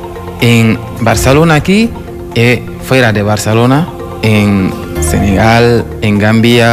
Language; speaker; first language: Spanish; non-native, learner; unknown